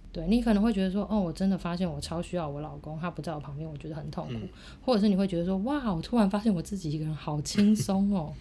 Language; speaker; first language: Chinese; native; Chinese